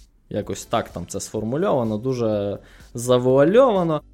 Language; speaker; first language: Ukrainian; native; Ukrainian